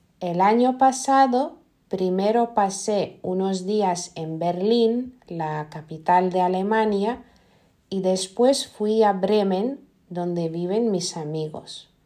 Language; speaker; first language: Spanish; non-native, fluent; Lithuanian